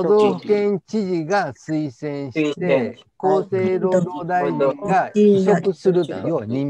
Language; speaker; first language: Japanese; native; Japanese